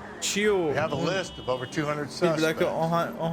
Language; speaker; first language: Persian; native; Persian